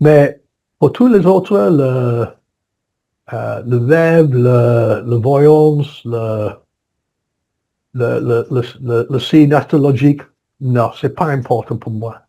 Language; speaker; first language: French; non-native, learner; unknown